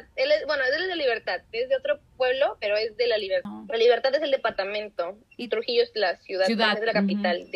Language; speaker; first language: Spanish; native; Spanish